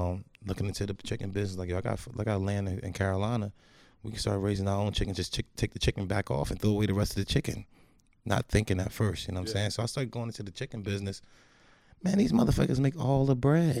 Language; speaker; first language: English; native; English